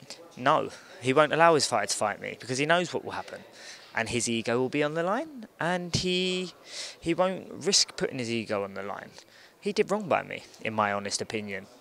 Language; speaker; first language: English; native; English